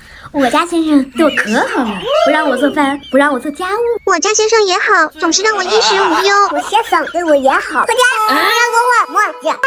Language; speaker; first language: Chinese; native; Chinese